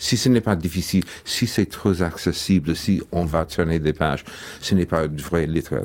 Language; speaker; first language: French; non-native, fluent; English